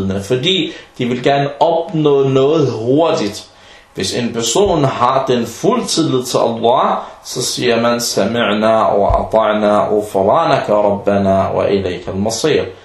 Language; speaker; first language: Danish; non-native, fluent; Arabic